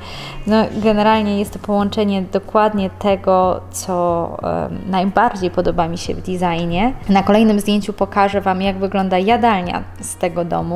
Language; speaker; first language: Polish; native; Polish